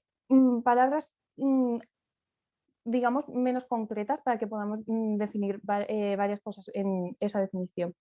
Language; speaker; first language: Spanish; native; Spanish